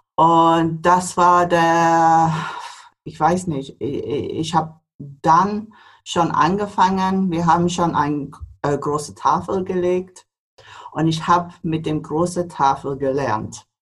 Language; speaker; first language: German; non-native, fluent; English